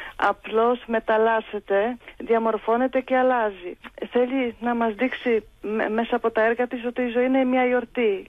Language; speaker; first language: Greek; non-native, fluent; Polish